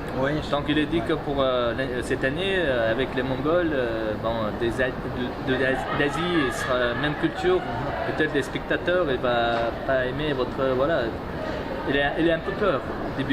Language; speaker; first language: French; non-native, fluent; Mongolian